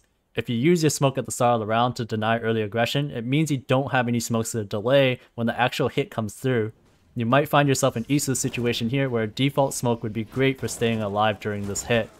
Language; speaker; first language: English; native; English